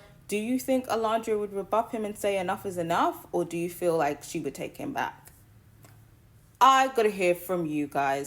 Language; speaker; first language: English; native; English